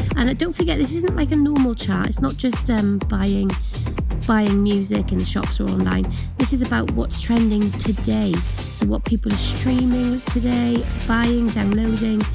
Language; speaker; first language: English; native; English